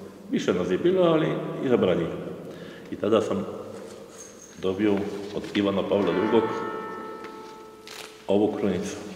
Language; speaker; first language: Serbian; non-native, fluent; Polish